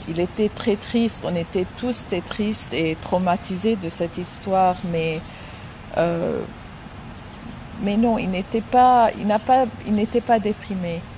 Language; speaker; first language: French; non-native, fluent; Arabic